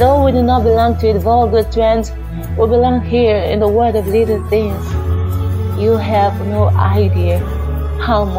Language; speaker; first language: English; non-native, local second language; Hausa